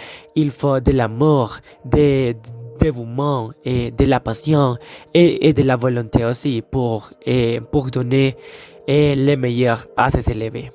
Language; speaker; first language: French; non-native, learner; Spanish